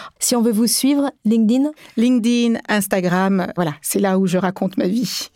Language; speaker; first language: French; native; French